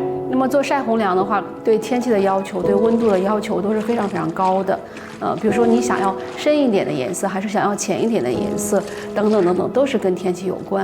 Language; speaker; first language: Chinese; native; Chinese